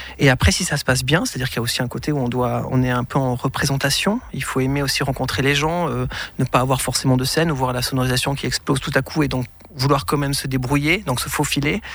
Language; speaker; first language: French; native; French